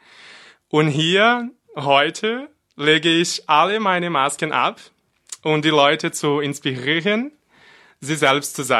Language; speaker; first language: German; non-native, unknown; Portuguese